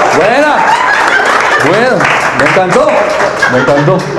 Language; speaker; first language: Spanish; non-native, learner; Korean